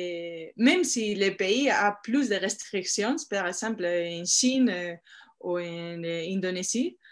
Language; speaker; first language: French; non-native, fluent; Spanish